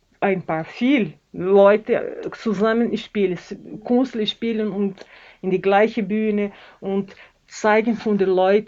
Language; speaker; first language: German; non-native, learner; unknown